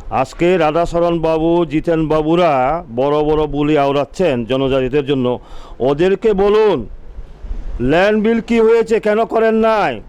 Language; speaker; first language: Bangla; non-native, local second language; Chakma